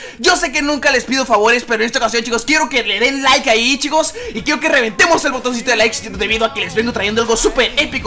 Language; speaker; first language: Spanish; native; Spanish